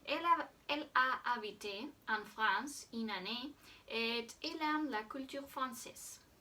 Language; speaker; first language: French; non-native, learner; Spanish